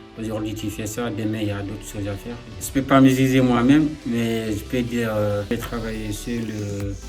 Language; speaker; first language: French; non-native, local second language; Fula